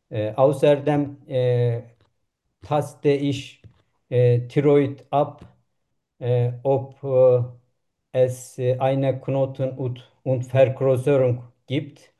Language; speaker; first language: German; non-native, learner; Turkish